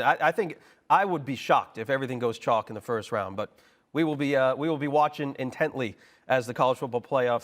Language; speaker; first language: English; native; English